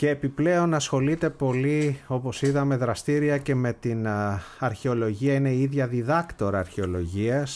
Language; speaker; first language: Greek; native; Greek